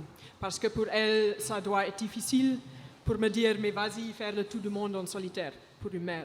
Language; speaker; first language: French; non-native, fluent; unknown